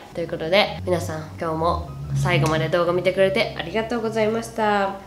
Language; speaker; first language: Japanese; native; Japanese